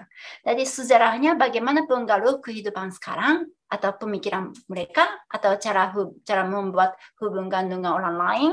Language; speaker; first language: Indonesian; non-native, fluent; Japanese